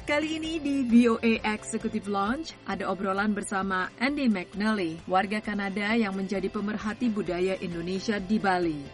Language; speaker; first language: Indonesian; native; Indonesian